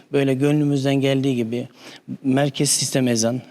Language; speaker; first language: Turkish; native; Turkish